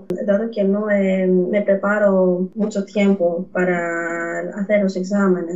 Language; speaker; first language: Spanish; non-native, fluent; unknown